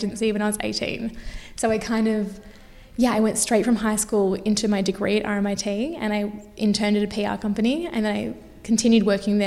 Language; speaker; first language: English; native; English